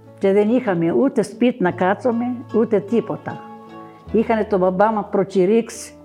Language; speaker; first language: Greek; native; Greek